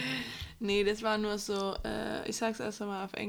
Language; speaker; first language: German; non-native, fluent; English